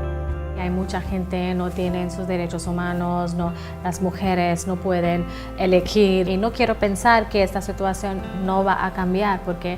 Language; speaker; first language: Spanish; non-native, fluent; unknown